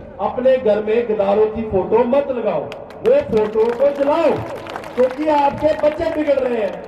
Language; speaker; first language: Hindi; non-native, local second language; Punjabi